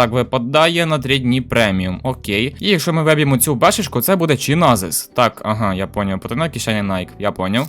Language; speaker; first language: Ukrainian; native; Ukrainian